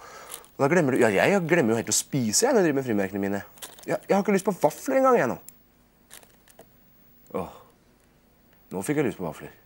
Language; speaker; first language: Norwegian; native; Norwegian